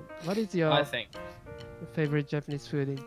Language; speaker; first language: English; non-native, learner; Japanese